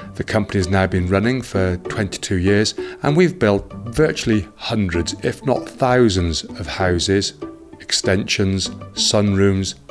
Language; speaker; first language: English; native; English